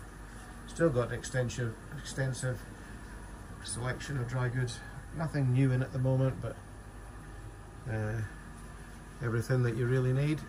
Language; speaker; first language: English; native; English